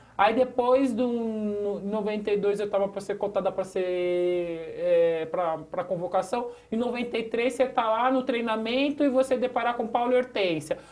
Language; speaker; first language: Portuguese; native; Portuguese